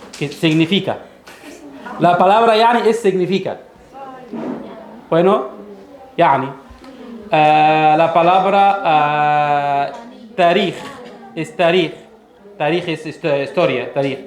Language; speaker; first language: Spanish; non-native, fluent; Arabic